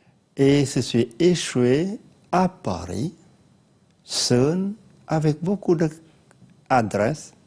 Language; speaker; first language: French; non-native, learner; Lao